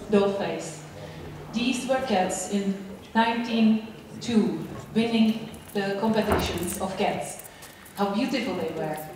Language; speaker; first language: English; non-native, fluent; Czech